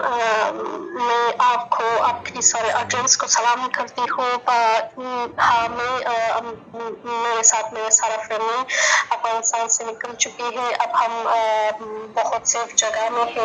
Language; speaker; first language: Hindi; non-native, learner; Persian